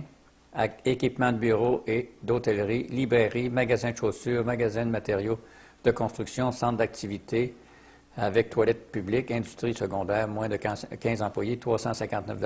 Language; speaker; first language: French; native; French